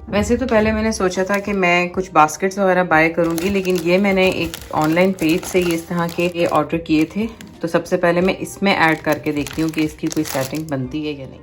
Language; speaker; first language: Urdu; native; Urdu